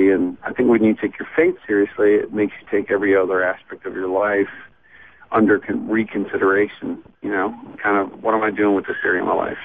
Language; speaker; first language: English; native; English